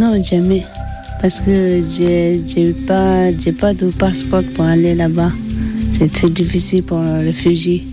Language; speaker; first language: French; non-native, learner; Tibetan